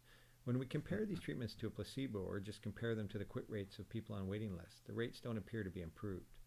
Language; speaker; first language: English; native; English